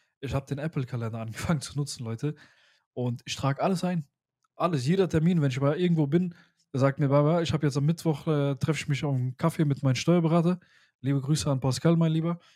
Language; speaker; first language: German; early bilingual, other home language; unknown